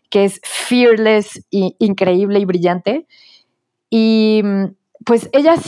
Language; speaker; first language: Spanish; native; Spanish